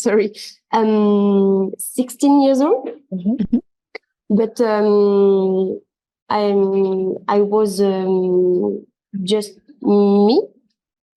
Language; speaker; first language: English; non-native, learner; French